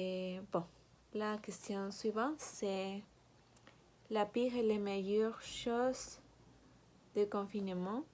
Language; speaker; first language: French; non-native, learner; Spanish